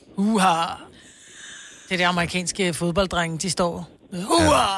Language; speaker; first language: Danish; native; Danish